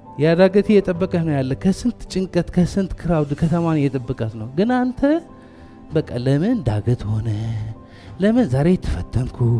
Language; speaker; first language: Amharic; early bilingual, heritage; Amharic